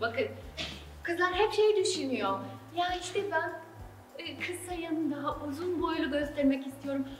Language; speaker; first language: Turkish; non-native, fluent; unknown